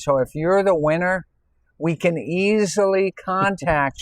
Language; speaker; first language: English; native; English